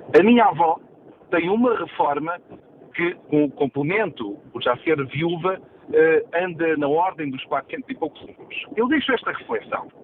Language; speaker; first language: Portuguese; native; Portuguese